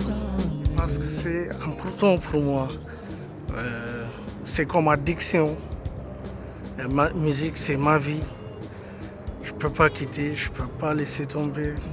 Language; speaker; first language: French; non-native, learner; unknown